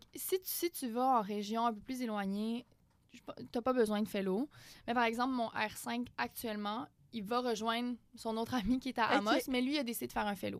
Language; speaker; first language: French; native; French